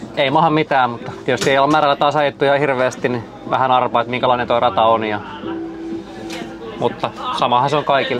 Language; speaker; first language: Finnish; native; Finnish